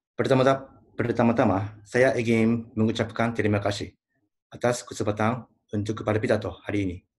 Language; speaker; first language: Indonesian; non-native, learner; Japanese